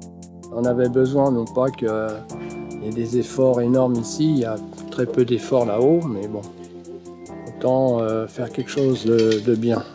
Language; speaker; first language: French; native; French